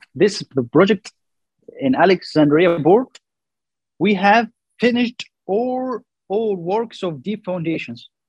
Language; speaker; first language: English; non-native, learner; Arabic